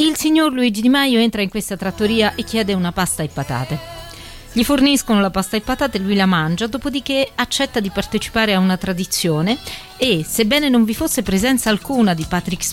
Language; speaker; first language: Italian; native; Italian